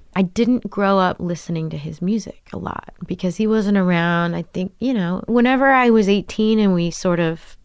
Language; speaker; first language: English; native; English